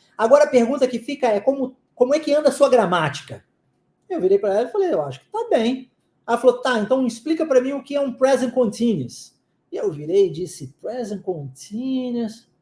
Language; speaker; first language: Portuguese; non-native, fluent; English